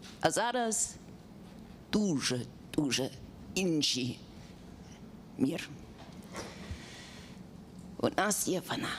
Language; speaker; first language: Ukrainian; non-native, learner; English